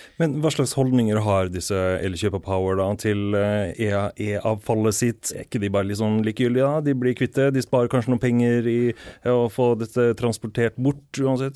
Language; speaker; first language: Norwegian; native; Norwegian